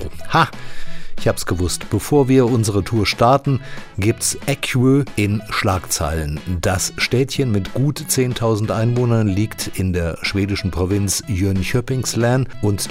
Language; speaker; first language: German; native; German